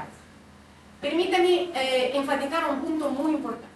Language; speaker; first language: Spanish; non-native, fluent; Russian